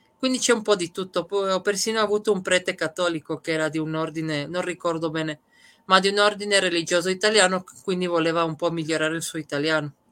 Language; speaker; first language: Italian; early bilingual, other home language; Serbian